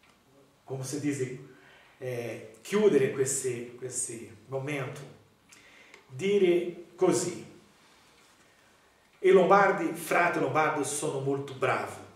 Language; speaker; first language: Italian; non-native, learner; Portuguese